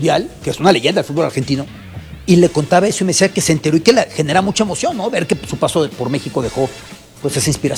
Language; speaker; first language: Spanish; native; Spanish